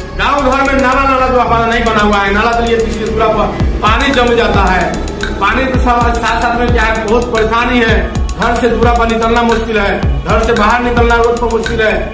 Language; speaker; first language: Hindi; non-native, local second language; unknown